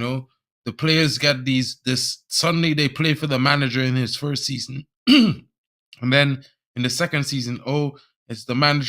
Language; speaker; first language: English; native; English